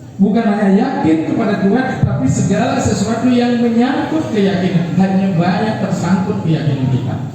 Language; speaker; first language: Indonesian; non-native, local second language; Balinese